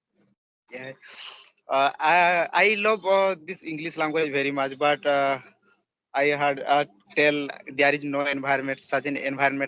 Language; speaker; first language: English; non-native, learner; Odia